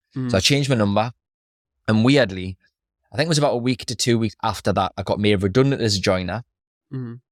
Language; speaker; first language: English; native; English